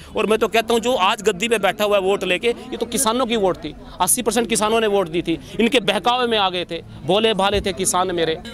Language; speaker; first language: Hindi; native; Hindi